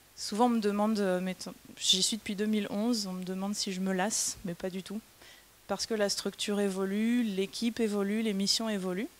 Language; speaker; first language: French; native; French